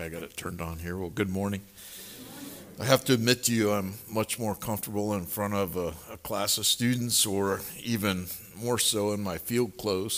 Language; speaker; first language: English; native; English